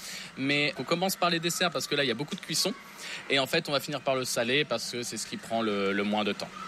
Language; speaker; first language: French; native; French